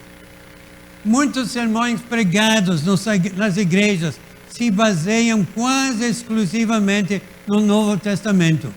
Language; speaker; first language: Portuguese; native; Portuguese